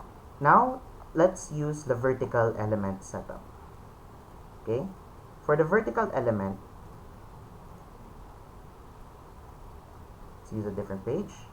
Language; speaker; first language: English; non-native, local second language; Filipino